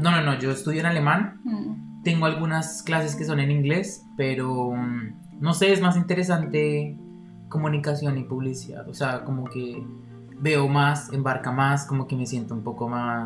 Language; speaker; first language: Spanish; native; Spanish